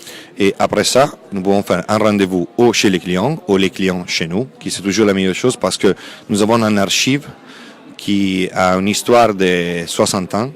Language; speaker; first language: French; non-native, fluent; Italian